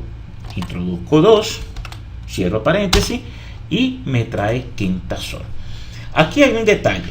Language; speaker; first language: Spanish; native; Spanish